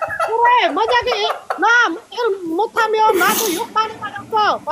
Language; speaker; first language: Korean; non-native, learner; Filipino